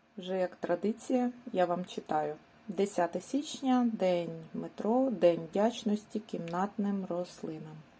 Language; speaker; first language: Ukrainian; native; Ukrainian